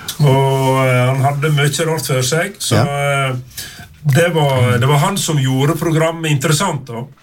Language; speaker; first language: Norwegian; native; Norwegian